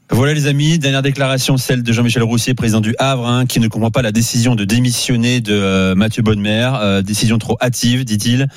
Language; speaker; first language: French; native; French